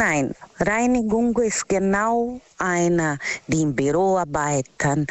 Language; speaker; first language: German; non-native, learner; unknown